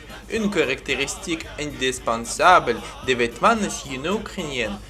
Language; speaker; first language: French; non-native, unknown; Ukrainian